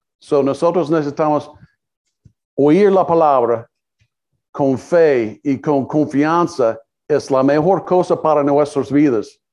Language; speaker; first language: Spanish; non-native, learner; English